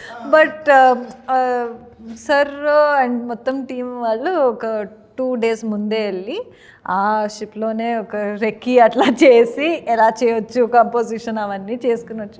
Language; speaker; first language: Telugu; non-native, learner; Kannada